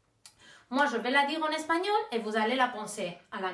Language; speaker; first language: French; non-native, fluent; Basque